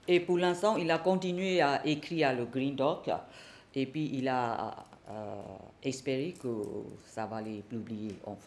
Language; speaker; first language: French; non-native, learner; Burmese